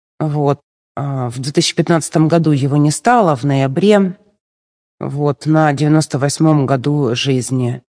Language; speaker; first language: Russian; native; Russian